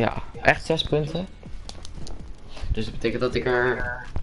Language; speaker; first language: Dutch; native; Dutch